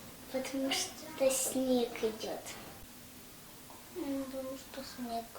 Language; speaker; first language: Russian; non-native, local second language; Yakut